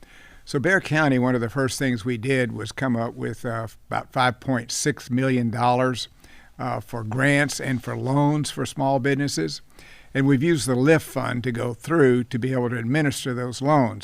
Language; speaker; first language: English; native; English